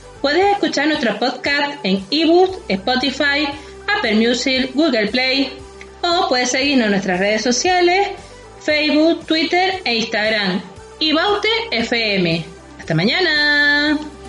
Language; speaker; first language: Spanish; native; Spanish